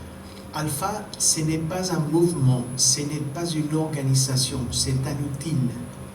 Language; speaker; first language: French; non-native, fluent; Spanish